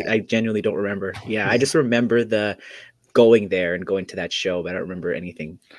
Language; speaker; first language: English; native; English